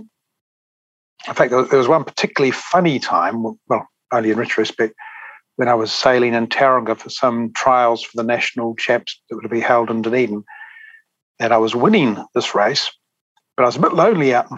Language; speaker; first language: English; native; English